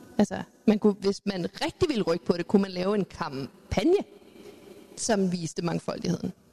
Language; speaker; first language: Danish; early bilingual, other home language; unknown